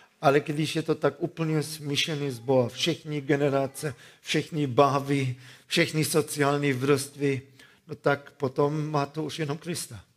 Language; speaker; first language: Czech; non-native, fluent; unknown